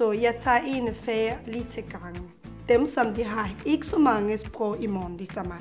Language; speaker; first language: Danish; non-native, learner; Rundi